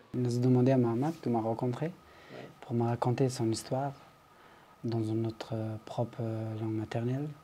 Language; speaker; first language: French; non-native, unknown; Persian